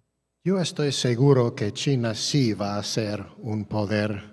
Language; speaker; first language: Spanish; non-native, fluent; English